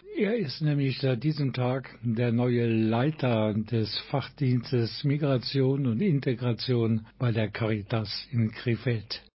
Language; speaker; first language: German; native; German